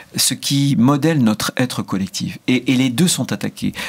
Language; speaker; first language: French; native; French